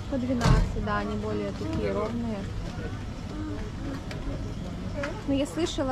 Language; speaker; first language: Russian; native; Russian